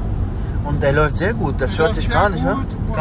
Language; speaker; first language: German; non-native, learner; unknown